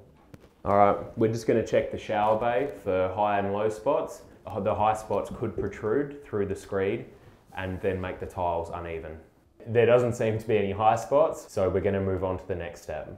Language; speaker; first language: English; native; English